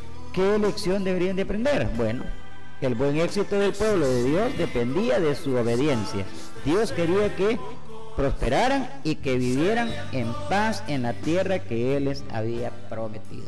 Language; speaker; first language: Spanish; native; Spanish